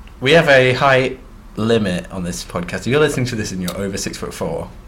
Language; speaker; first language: English; native; English